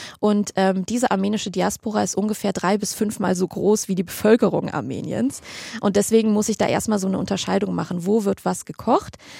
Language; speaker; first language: German; early bilingual, other home language; Armenian